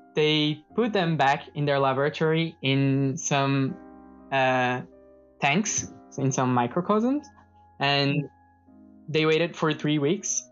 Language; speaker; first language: English; non-native, fluent; Portuguese